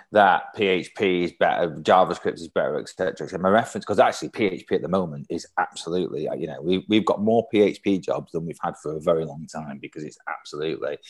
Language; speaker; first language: English; native; English